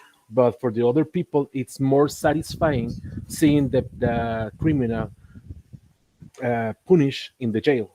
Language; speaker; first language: English; non-native, learner; Spanish